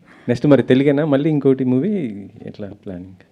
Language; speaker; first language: Telugu; native; Telugu